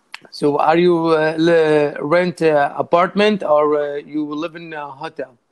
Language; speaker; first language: English; non-native, learner; Arabic